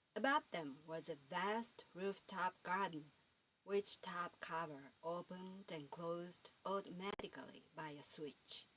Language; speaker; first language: English; non-native, fluent; Japanese